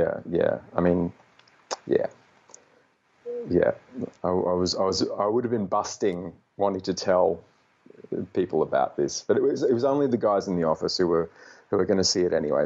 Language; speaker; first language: English; native; English